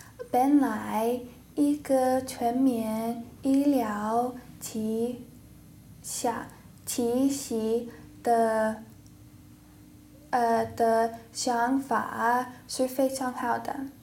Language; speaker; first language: Chinese; non-native, learner; English